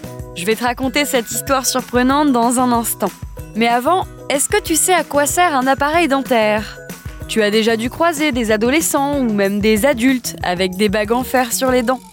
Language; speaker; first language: French; native; French